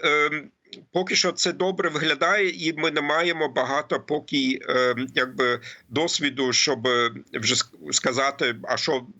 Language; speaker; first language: Ukrainian; non-native, fluent; German